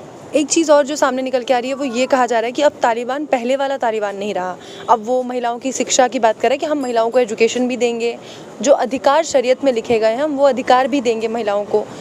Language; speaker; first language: Hindi; native; Hindi